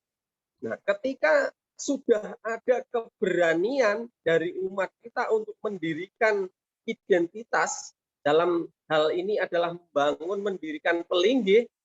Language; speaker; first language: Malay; non-native, local second language; Javanese